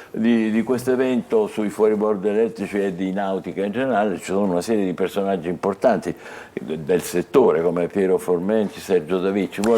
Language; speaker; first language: Italian; native; Italian